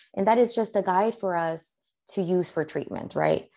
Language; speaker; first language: English; early bilingual, other home language; Spanish